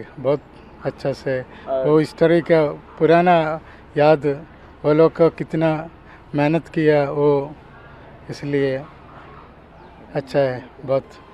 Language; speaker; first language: Hindi; non-native, learner; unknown